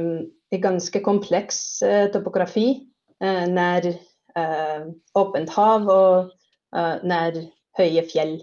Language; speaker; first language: Norwegian; non-native, fluent; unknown